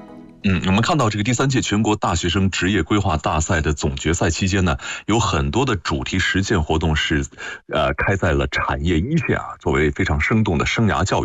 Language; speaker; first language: Chinese; native; Chinese